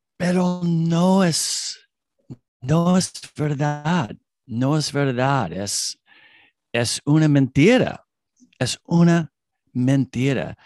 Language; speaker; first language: Spanish; non-native, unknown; English